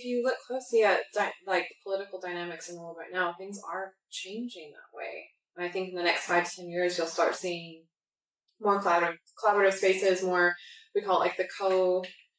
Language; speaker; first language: English; native; English